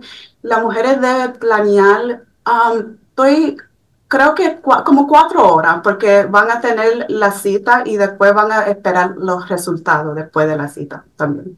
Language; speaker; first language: Spanish; early bilingual, heritage; Spanish